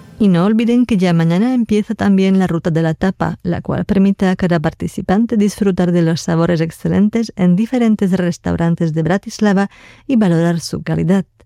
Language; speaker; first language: Spanish; non-native, fluent; Slovak